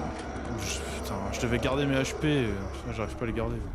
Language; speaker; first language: French; native; French